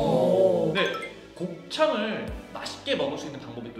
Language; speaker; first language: Korean; native; Korean